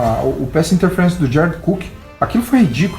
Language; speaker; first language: Portuguese; native; Portuguese